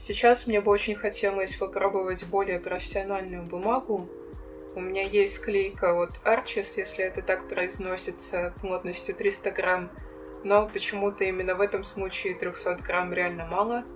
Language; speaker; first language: Russian; native; Russian